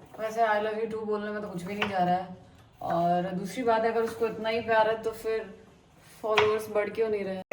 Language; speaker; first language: Hindi; native; Hindi